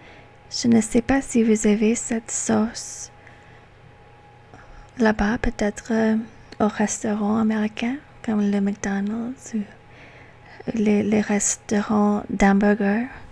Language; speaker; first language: French; non-native, learner; English